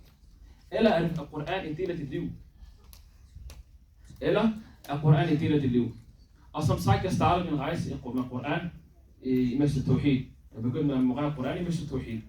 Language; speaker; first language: Danish; early bilingual, other home language; Somali